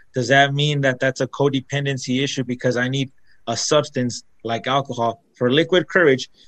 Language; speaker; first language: English; early bilingual, other home language; Spanish